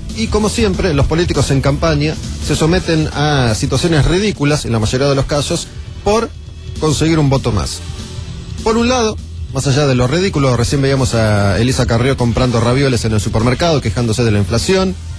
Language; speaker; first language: Spanish; native; Spanish